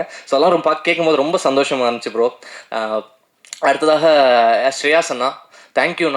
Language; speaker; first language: Tamil; native; Tamil